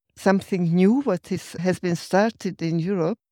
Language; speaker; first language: English; non-native, fluent; Hungarian